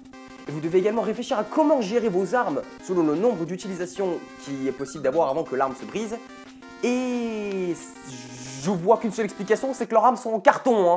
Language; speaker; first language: French; native; French